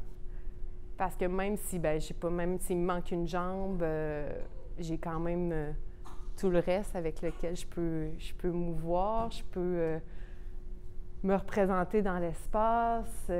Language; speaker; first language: French; native; French